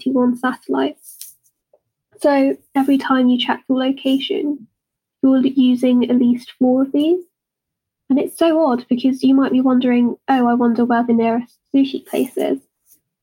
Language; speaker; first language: English; native; English